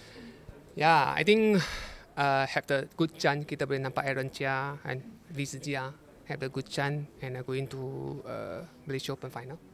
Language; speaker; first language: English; non-native, learner; Malay